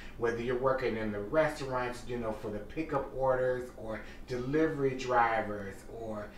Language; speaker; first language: English; native; English